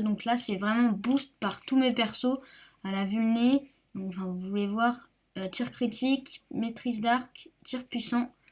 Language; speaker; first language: French; native; French